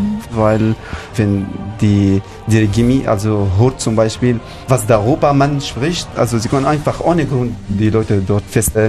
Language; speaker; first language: German; non-native, learner; Arabic